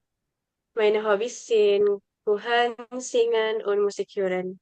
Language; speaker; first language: German; non-native, learner; Indonesian